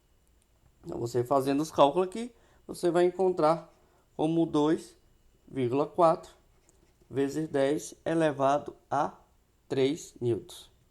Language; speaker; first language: Portuguese; native; Portuguese